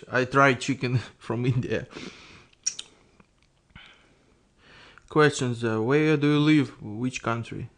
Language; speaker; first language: English; non-native, learner; Russian